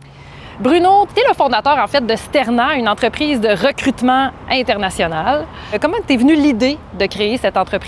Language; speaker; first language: French; native; French